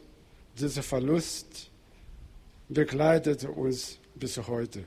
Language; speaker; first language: German; non-native, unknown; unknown